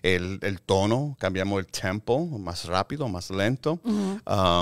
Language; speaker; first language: Spanish; early bilingual, heritage; Spanish